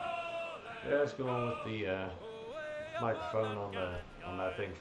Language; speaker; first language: English; native; English